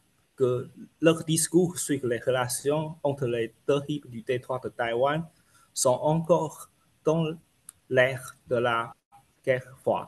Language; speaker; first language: French; non-native, fluent; Chinese